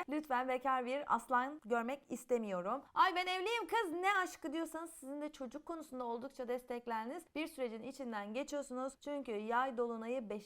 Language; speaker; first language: Turkish; native; Turkish